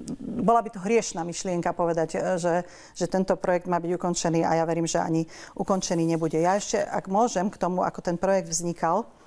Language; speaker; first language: Slovak; native; Slovak